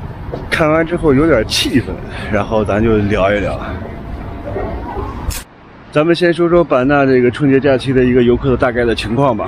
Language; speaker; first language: Chinese; native; Chinese